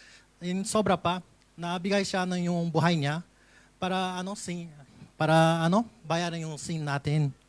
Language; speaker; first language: Filipino; non-native, learner; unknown